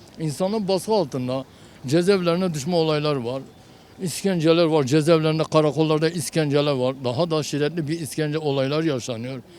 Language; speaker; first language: Turkish; non-native, local second language; Kurdish